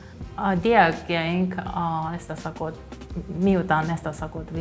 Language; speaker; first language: Hungarian; non-native, fluent; Japanese